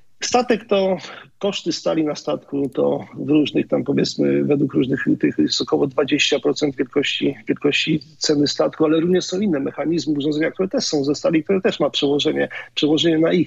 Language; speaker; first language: Polish; native; Polish